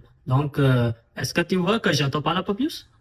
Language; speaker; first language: French; non-native, fluent; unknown